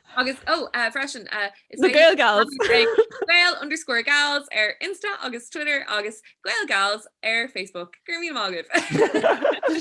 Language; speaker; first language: Irish; non-native, local second language; English